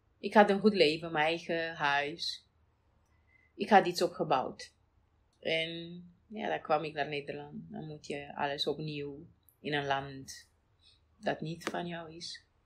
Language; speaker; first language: Dutch; non-native, fluent; Romanian